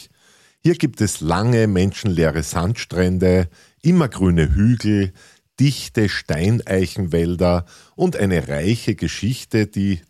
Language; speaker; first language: German; native; German